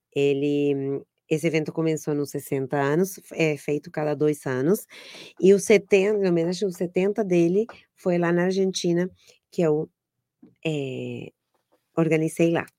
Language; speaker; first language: Portuguese; non-native, fluent; Spanish